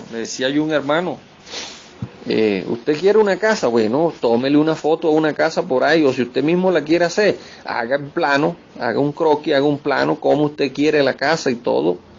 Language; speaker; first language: Spanish; native; Spanish